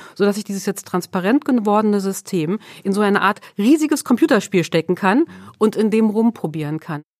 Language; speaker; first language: German; early bilingual, other home language; Swedish